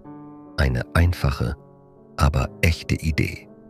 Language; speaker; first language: German; non-native, fluent; Persian